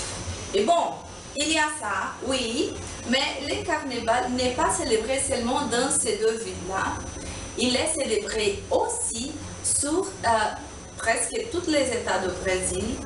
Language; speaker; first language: French; non-native, learner; Portuguese